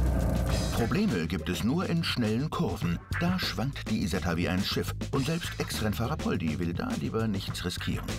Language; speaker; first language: German; native; German